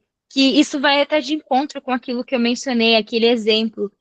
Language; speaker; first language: Portuguese; native; Portuguese